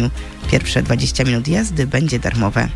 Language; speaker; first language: Polish; native; Polish